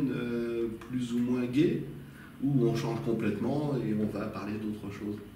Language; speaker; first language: French; native; French